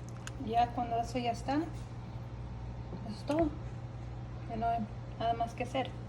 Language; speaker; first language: Spanish; early bilingual, heritage; Spanish